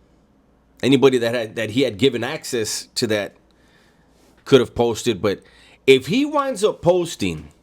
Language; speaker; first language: English; native; English